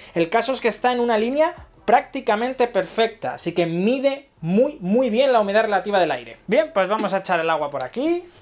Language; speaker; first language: Spanish; native; Spanish